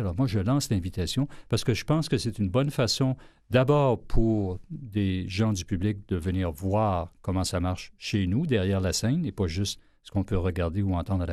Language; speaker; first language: French; native; French